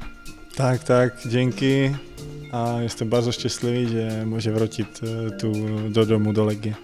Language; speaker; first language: Polish; non-native, learner; Czech